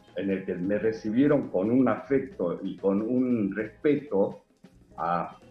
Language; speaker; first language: Spanish; early bilingual, other home language; Korean